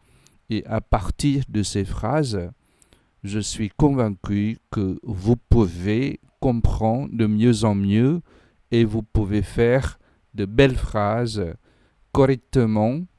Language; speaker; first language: French; non-native, fluent; Khmer